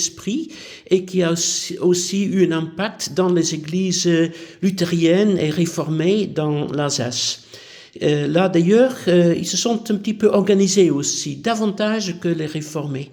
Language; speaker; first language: French; non-native, fluent; Dutch